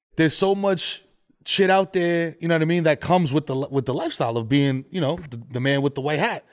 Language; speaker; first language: English; native; English